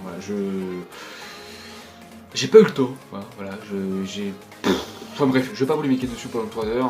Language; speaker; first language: French; native; French